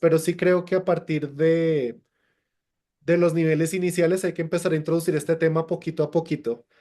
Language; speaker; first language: Spanish; native; Spanish